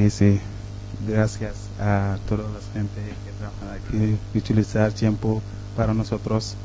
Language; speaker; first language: Spanish; non-native, learner; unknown